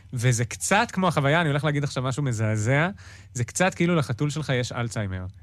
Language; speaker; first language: Hebrew; native; Hebrew